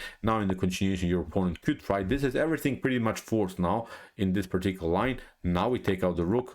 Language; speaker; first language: English; non-native, fluent; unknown